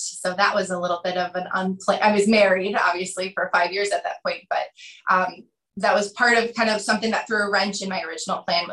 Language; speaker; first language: English; native; English